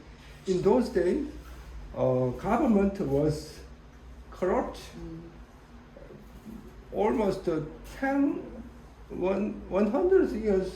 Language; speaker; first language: English; non-native, learner; Korean